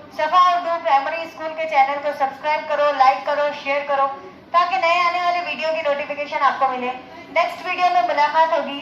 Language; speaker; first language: Urdu; native; Urdu